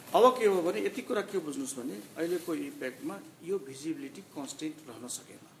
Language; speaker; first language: Nepali; non-native, local second language; Maithili